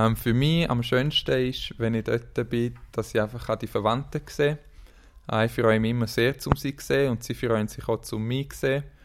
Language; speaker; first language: German; native; German